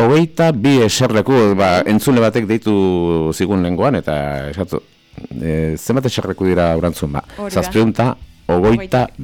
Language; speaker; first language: Basque; native; Basque